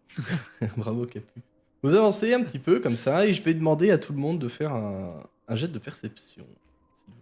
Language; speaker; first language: French; native; French